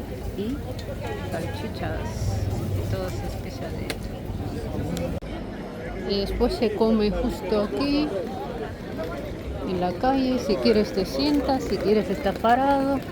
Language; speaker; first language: Spanish; non-native, fluent; Russian